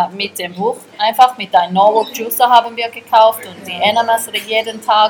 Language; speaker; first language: German; early bilingual, heritage; German